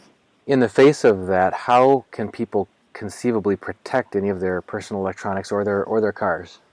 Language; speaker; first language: English; native; English